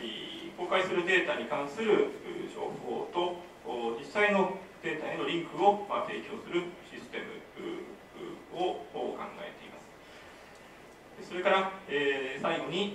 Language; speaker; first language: Japanese; native; Japanese